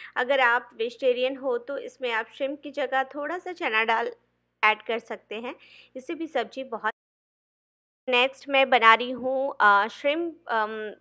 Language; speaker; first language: Hindi; non-native, local second language; Bangla